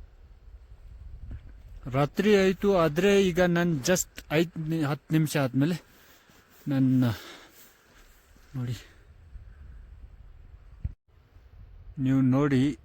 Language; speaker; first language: Kannada; native; Kannada